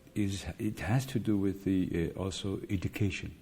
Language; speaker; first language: English; non-native, fluent; Mongolian